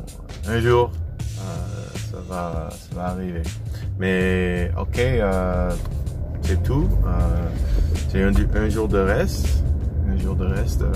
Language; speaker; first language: French; non-native, learner; English